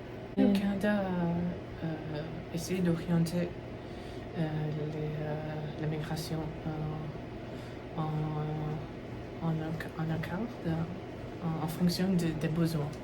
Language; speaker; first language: French; non-native, fluent; Tamil